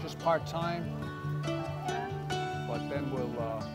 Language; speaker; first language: English; native; English